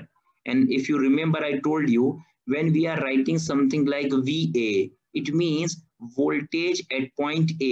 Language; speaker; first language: English; non-native, fluent; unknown